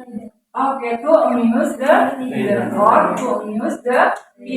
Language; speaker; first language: English; non-native, learner; Indonesian